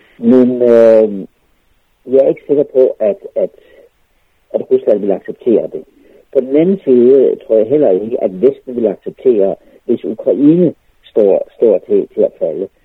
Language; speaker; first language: Danish; native; Danish